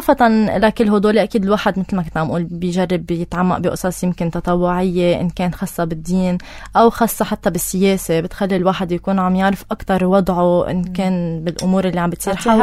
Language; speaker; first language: Arabic; native; Arabic